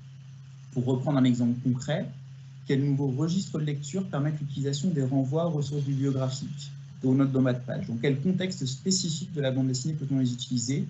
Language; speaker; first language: French; native; French